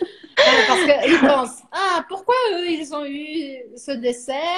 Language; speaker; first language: French; non-native, fluent; Portuguese